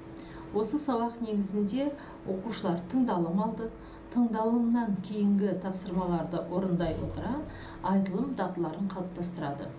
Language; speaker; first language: Kazakh; native; Kazakh